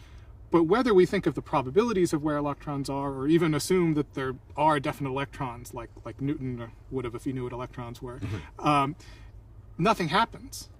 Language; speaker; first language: English; native; English